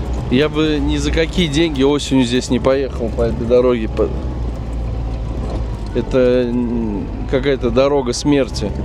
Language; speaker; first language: Russian; native; Russian